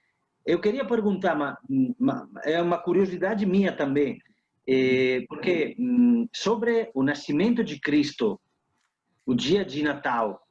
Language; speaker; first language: Portuguese; non-native, fluent; Italian